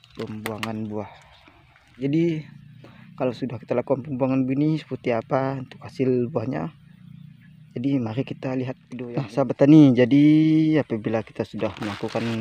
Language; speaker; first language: Indonesian; non-native, local second language; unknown